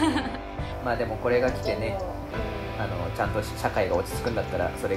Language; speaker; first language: Japanese; native; Japanese